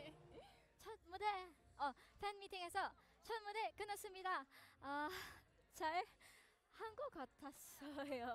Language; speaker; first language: Korean; non-native, learner; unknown